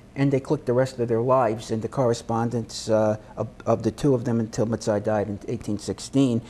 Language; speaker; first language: English; native; English